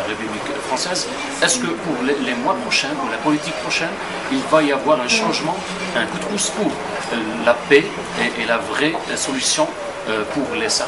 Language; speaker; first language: French; non-native, local second language; Arabic